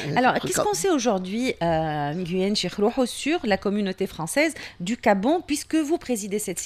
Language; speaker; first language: French; non-native, local second language; Arabic